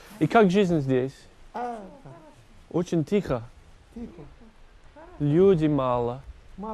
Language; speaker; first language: Russian; non-native, learner; English